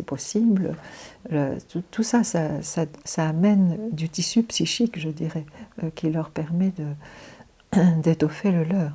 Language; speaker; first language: French; native; French